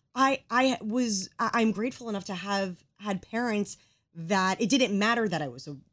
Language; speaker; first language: English; native; English